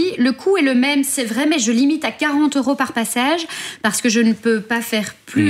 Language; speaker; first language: French; native; French